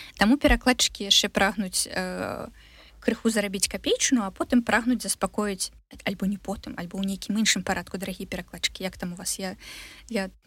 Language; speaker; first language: Belarusian; non-native, local second language; Russian